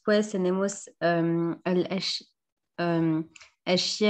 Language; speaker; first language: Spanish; non-native, learner; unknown